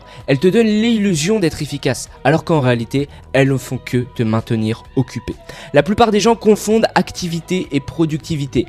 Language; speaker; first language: French; native; French